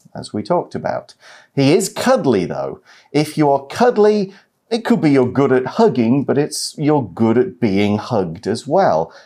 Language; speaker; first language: English; native; English